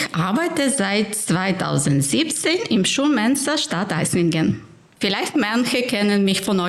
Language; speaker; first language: German; non-native, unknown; Ukrainian